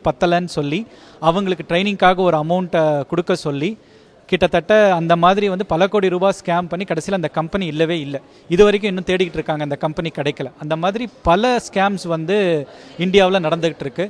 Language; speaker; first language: Tamil; native; Tamil